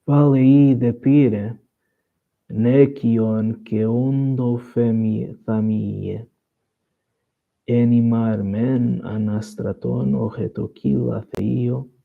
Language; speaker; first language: Greek; non-native, learner; Portuguese